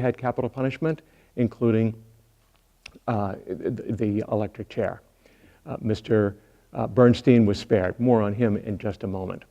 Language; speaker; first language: English; native; English